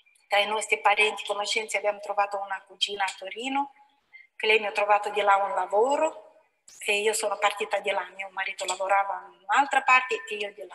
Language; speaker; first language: Italian; non-native, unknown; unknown